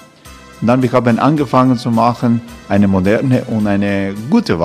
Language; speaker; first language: German; non-native, fluent; Croatian